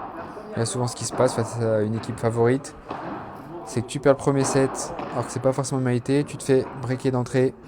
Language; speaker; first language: French; native; French